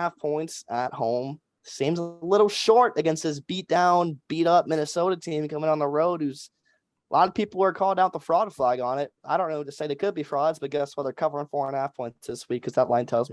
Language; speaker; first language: English; native; English